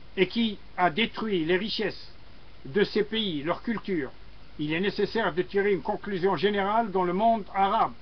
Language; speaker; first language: French; non-native, local second language; Arabic